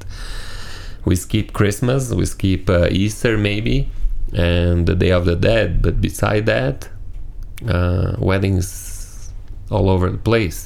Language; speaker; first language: English; non-native, fluent; Portuguese